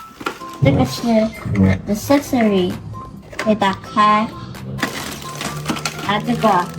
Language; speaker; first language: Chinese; early bilingual, heritage; Chinese